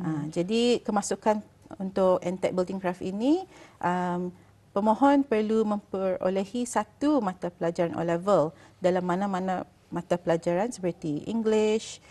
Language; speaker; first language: Malay; native; Malay